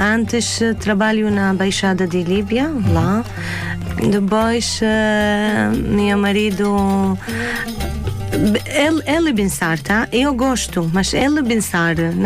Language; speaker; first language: Portuguese; non-native, learner; Arabic